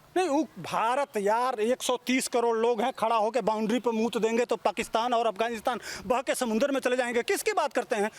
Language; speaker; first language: Hindi; native; Hindi